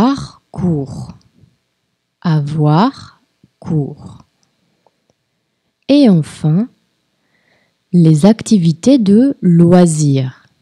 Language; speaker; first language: French; non-native, fluent; Portuguese